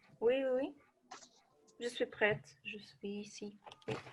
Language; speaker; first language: French; non-native, learner; Russian